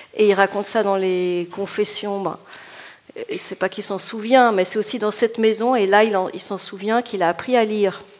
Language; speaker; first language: English; non-native, fluent; Italian